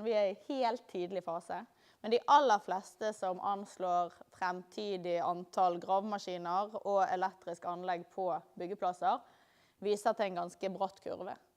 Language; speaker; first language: Norwegian; native; Norwegian